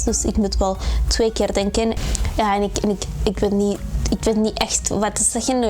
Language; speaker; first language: Dutch; non-native, learner; Spanish